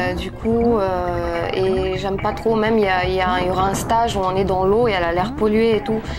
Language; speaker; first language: French; non-native, fluent; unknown